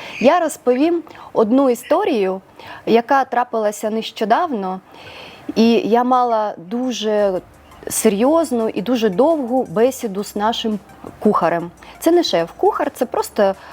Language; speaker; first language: Ukrainian; native; Ukrainian